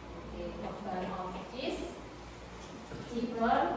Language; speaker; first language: English; non-native, fluent; Indonesian